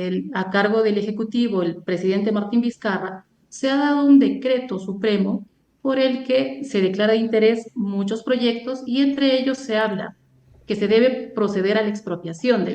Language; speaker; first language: Spanish; native; Spanish